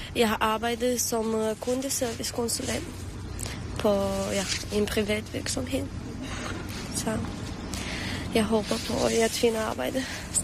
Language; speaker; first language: Danish; early bilingual, other home language; Romanian